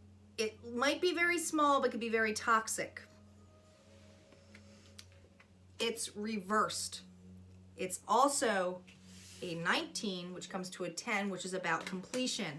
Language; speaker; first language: English; native; English